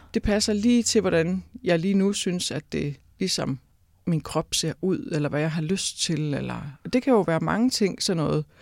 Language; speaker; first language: Danish; native; Danish